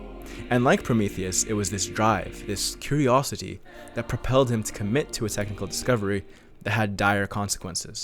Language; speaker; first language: English; native; English